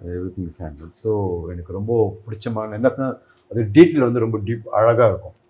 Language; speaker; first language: Tamil; native; Tamil